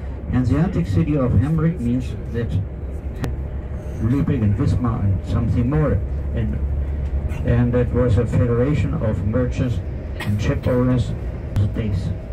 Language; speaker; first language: English; non-native, fluent; German